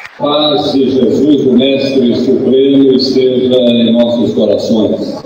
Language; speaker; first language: Portuguese; native; Portuguese